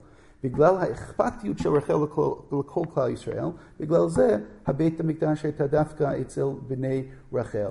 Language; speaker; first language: Hebrew; non-native, fluent; English